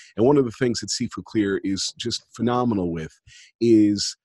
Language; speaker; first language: English; native; English